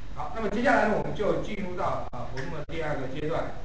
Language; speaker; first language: Chinese; native; Chinese